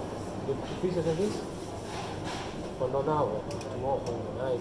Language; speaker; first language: English; non-native, learner; Spanish